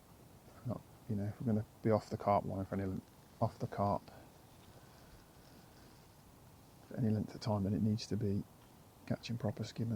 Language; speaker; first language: English; native; English